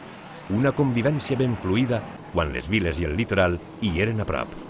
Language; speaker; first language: Catalan; native; Catalan